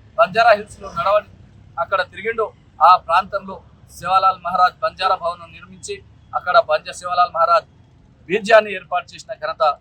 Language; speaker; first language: Telugu; non-native, local second language; Lambadi